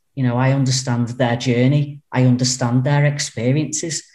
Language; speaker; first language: English; native; English